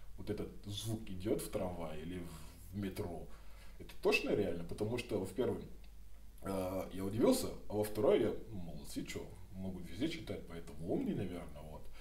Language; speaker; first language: Russian; non-native, learner; Yoruba